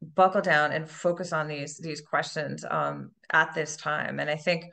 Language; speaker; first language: English; native; English